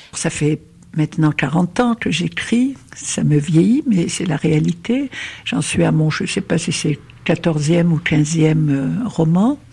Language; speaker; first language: French; non-native, local second language; Arabic